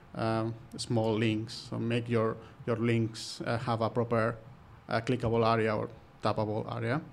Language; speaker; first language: English; non-native, fluent; Spanish